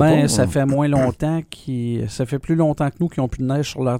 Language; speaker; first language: French; native; French